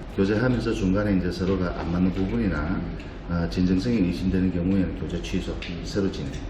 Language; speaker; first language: Korean; native; Korean